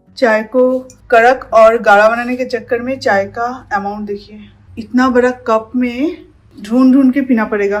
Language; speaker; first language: Hindi; non-native, local second language; Bangla